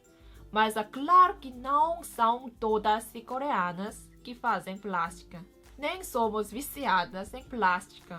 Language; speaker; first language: Portuguese; non-native, fluent; Korean